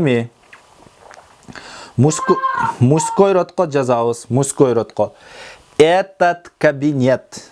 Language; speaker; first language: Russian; non-native, local second language; Kyrgyz